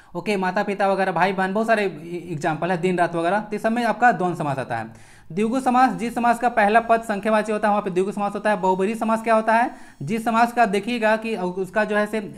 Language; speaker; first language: Hindi; native; Hindi